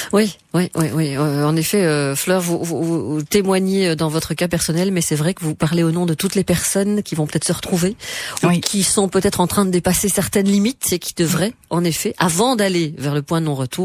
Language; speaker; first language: French; native; French